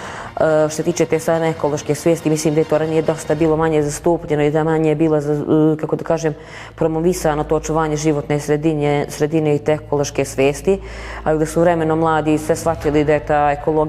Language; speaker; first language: Bosnian; native; Bosnian